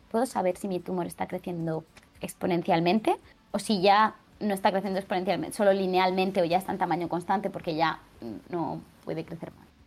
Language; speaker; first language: Spanish; native; Spanish